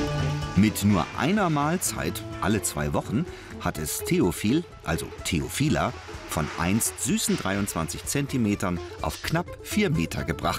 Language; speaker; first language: German; native; German